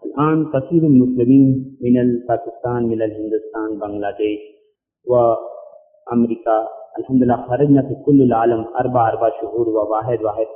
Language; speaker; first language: Arabic; non-native, learner; Urdu